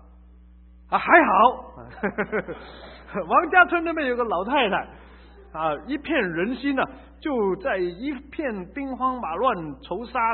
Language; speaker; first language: Chinese; native; Chinese